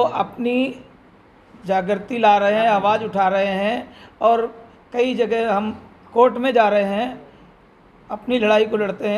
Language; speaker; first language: Hindi; native; Hindi